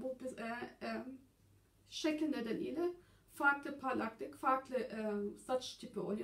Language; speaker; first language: Turkish; early bilingual, heritage; German